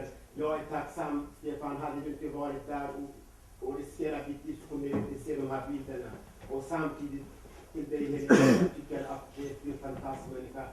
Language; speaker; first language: Swedish; non-native, fluent; Kurdish